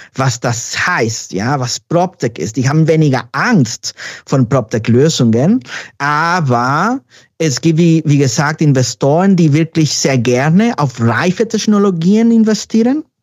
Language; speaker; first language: German; non-native, fluent; Spanish